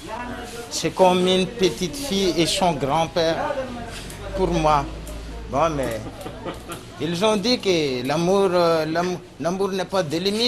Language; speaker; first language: French; non-native, local second language; Malagasy